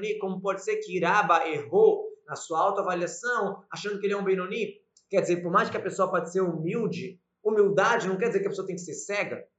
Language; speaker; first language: Portuguese; native; Portuguese